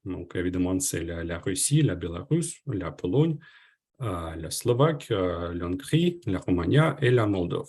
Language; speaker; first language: French; non-native, fluent; Ukrainian